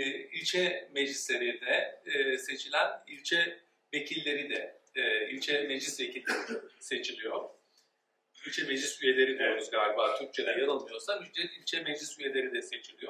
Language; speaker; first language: Turkish; early bilingual, heritage; Turkish